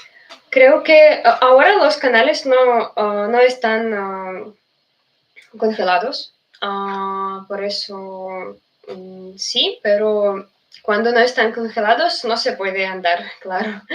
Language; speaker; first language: Spanish; non-native, fluent; Russian